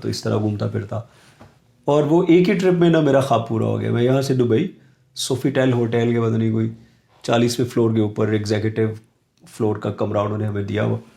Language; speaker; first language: Urdu; non-native, local second language; Punjabi